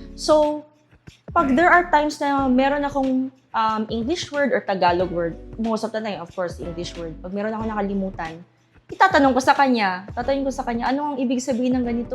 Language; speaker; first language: Filipino; native; Filipino